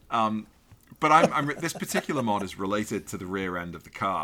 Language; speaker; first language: English; native; English